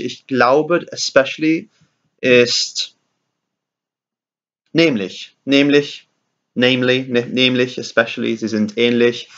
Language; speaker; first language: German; non-native, learner; English